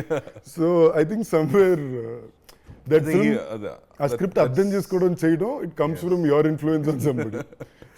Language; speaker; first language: Telugu; native; Telugu